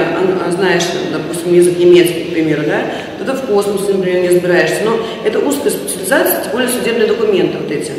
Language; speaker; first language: Russian; native; Russian